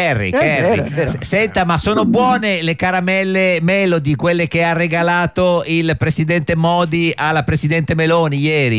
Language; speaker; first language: Italian; native; Italian